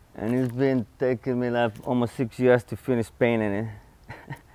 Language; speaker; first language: English; non-native, fluent; Spanish